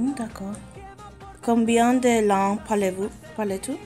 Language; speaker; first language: French; non-native, learner; English